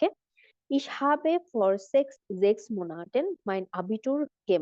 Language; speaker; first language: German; non-native, fluent; Bangla